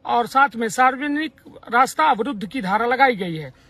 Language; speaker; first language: Hindi; native; Hindi